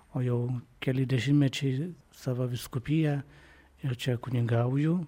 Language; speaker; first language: Lithuanian; non-native, local second language; Polish